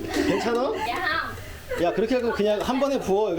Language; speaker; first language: Korean; native; Korean